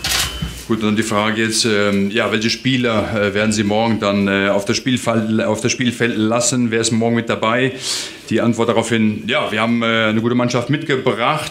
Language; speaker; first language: German; native; German